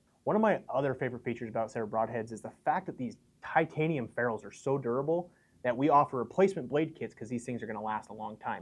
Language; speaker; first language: English; native; English